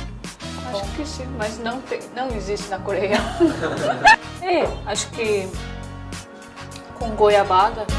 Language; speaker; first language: Portuguese; non-native, learner; Korean